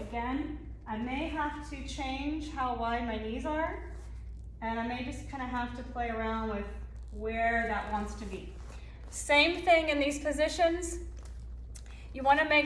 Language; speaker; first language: English; native; English